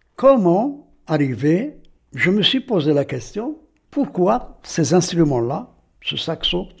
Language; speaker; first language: French; non-native, local second language; Arabic